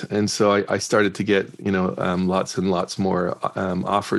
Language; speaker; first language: English; native; English